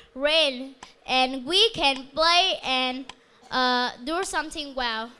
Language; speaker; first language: English; non-native, learner; Vietnamese